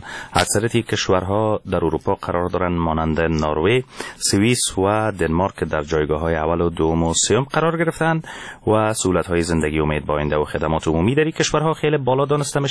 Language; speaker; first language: Persian; native; Persian